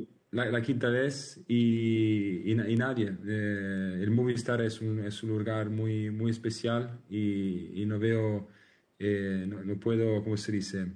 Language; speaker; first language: Spanish; non-native, learner; Italian